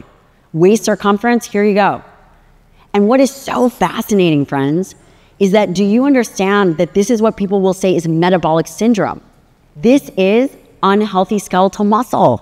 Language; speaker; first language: English; native; English